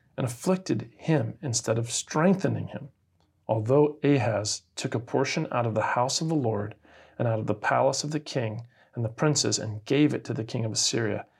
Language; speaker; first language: English; native; English